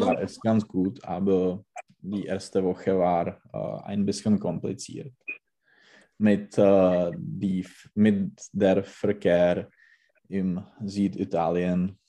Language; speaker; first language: German; non-native, learner; Czech